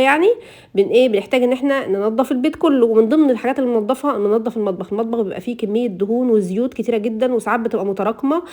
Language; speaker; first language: Arabic; native; Arabic